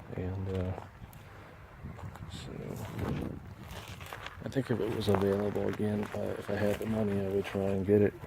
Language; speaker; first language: English; native; English